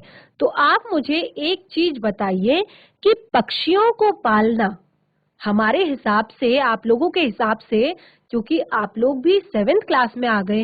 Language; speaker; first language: Hindi; native; Hindi